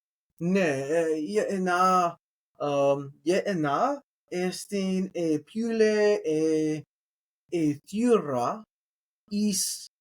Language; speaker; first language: Greek; non-native, learner; English